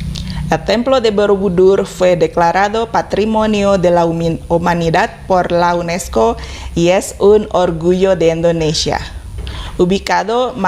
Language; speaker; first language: Spanish; non-native, fluent; Indonesian